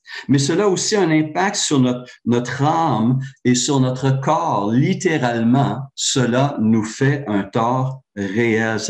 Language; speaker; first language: French; native; French